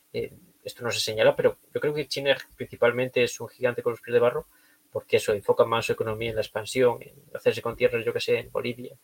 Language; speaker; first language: Spanish; native; Spanish